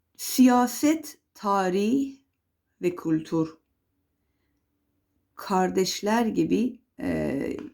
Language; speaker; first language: Turkish; non-native, fluent; Persian